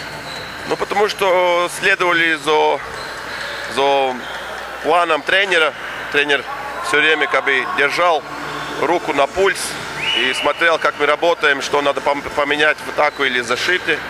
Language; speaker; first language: Russian; non-native, fluent; Latvian